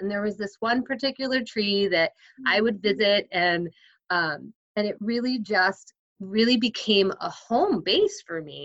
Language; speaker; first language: English; native; English